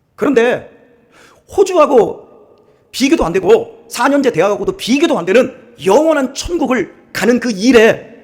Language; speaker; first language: Korean; native; Korean